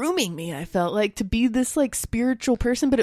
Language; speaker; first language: English; native; English